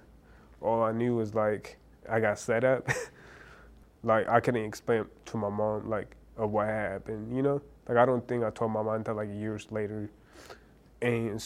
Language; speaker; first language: English; early bilingual, other home language; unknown